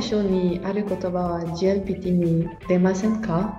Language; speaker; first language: Japanese; non-native, learner; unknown